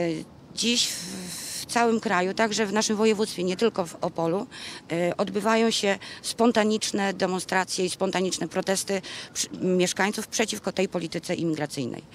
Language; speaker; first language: Polish; native; Polish